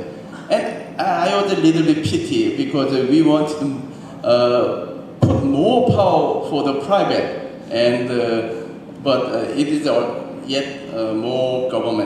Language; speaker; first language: English; non-native, learner; Korean